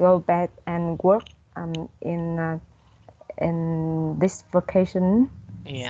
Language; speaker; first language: English; non-native, learner; Vietnamese